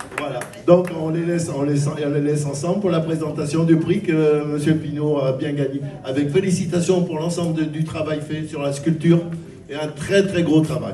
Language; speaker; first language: French; native; French